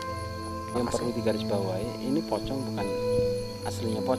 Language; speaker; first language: Indonesian; native; Indonesian